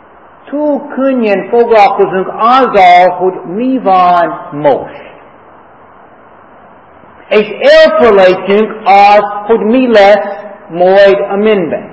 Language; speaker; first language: Hungarian; non-native, fluent; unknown